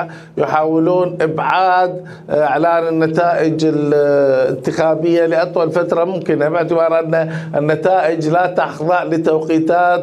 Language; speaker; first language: Arabic; native; Arabic